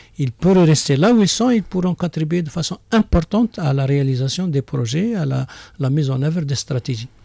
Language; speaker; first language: French; non-native, local second language; Arabic